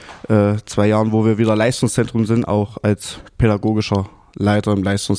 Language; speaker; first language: German; native; German